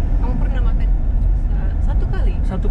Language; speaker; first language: Indonesian; non-native, learner; English